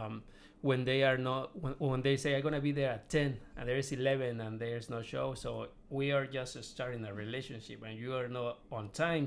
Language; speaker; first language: English; non-native, learner; Spanish